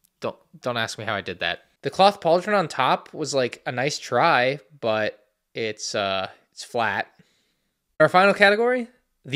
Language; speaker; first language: English; native; English